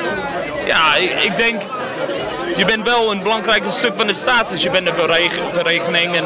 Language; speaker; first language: Dutch; non-native, learner; English